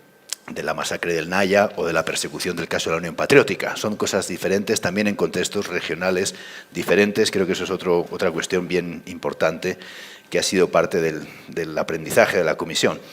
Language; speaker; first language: Spanish; native; Spanish